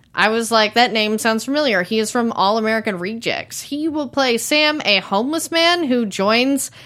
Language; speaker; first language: English; native; English